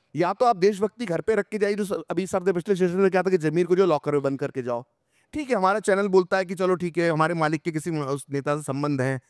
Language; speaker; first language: Hindi; native; Hindi